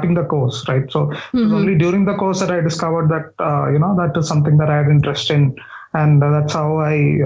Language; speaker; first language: English; non-native, local second language; Malayalam